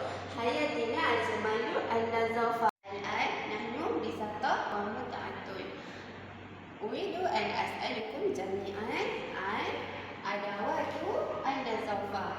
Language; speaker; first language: Arabic; non-native, learner; Malay